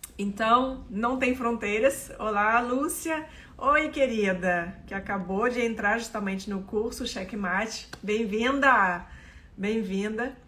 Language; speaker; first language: Portuguese; non-native, fluent; French